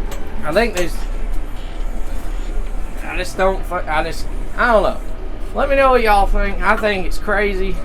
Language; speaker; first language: English; native; English